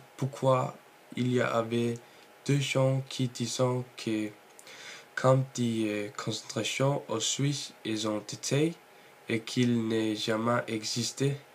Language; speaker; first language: French; non-native, learner; Norwegian